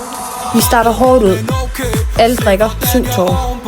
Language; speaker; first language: Danish; native; Danish